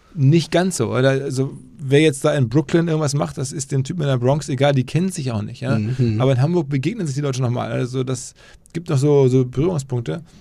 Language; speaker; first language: German; native; German